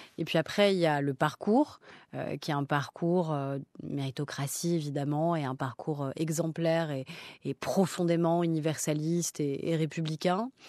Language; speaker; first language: French; native; French